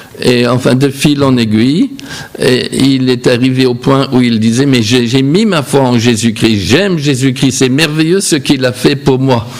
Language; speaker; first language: French; non-native, fluent; English